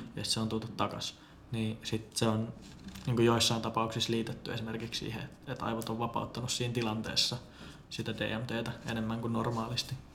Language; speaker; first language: Finnish; native; Finnish